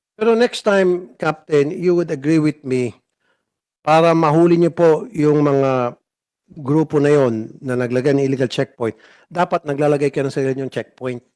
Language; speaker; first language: Filipino; native; Filipino